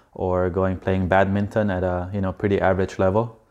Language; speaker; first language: English; non-native, fluent; Slovenian